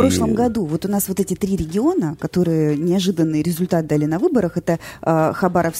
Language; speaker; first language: Russian; native; Russian